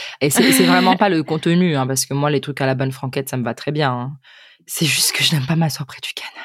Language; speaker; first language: French; native; French